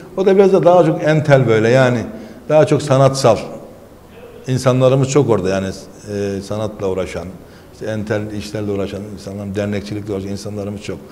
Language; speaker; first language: Turkish; native; Turkish